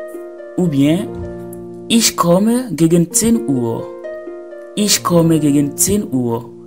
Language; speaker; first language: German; non-native, fluent; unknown